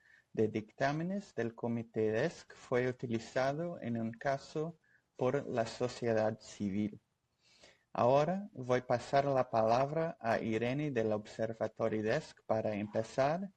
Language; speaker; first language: Spanish; non-native, fluent; Portuguese